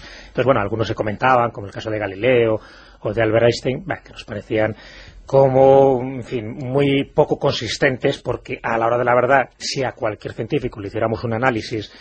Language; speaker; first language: Spanish; native; Spanish